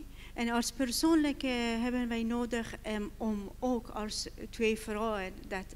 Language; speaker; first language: Dutch; non-native, learner; Persian